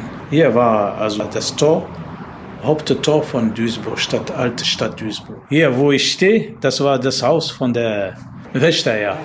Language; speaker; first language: German; non-native, learner; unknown